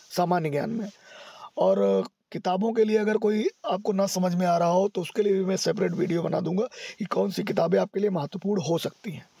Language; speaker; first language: Hindi; native; Hindi